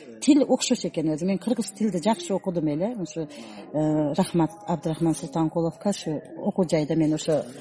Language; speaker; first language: Kyrgyz; non-native, local second language; Uzbek